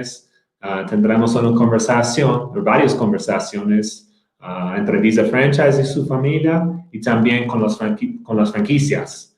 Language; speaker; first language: Spanish; non-native, fluent; English